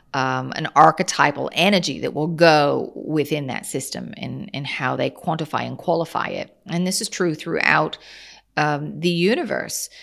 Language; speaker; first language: English; native; English